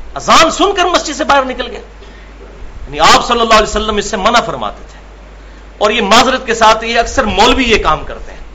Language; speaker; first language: Urdu; non-native, local second language; Punjabi